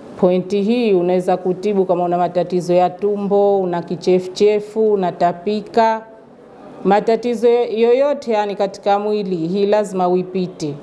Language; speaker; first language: Swahili; native; Swahili